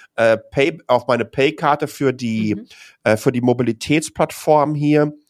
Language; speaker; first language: German; native; German